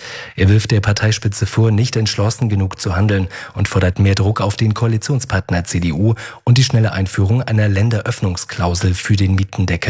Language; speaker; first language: German; native; German